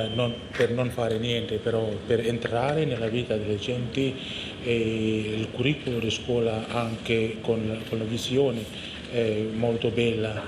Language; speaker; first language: Italian; non-native, learner; Indonesian